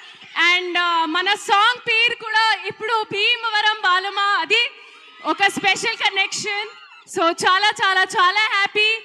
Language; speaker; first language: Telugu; non-native, learner; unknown